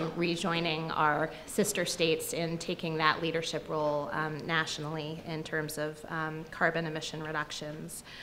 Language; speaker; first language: English; native; English